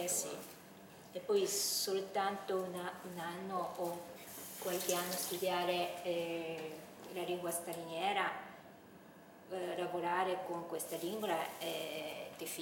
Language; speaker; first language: Italian; non-native, fluent; Japanese